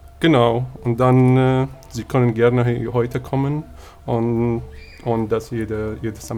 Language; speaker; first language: German; non-native, learner; Arabic